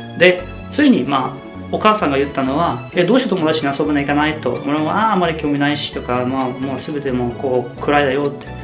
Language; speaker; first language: Japanese; non-native, fluent; German